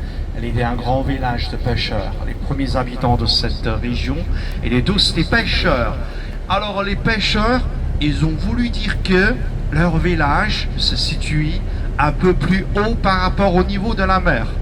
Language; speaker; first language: French; non-native, fluent; Chinese